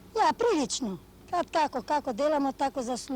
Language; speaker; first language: Slovenian; non-native, learner; Croatian